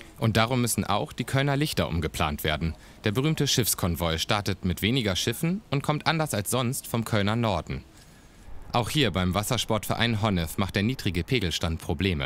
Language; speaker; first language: German; native; German